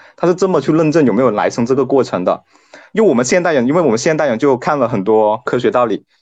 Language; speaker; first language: Chinese; non-native, local second language; Cantonese